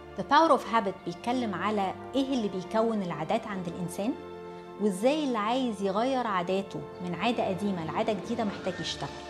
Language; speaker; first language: Arabic; early bilingual, heritage; Arabic